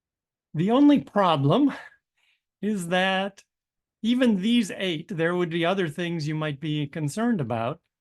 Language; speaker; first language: English; native; English